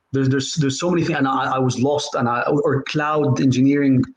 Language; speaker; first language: English; non-native, fluent; Arabic